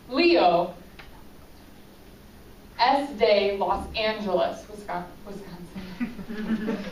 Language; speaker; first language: Spanish; non-native, fluent; English